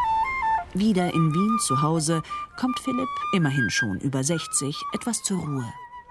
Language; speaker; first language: German; native; German